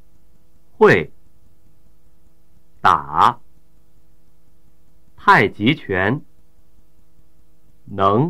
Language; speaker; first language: Chinese; native; Chinese